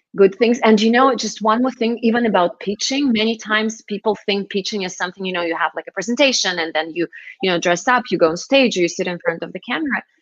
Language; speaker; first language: English; non-native, fluent; Russian